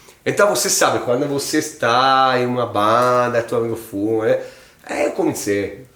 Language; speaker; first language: Portuguese; non-native, fluent; Italian